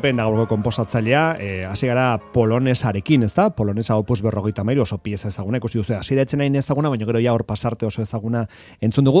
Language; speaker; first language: Basque; native; Basque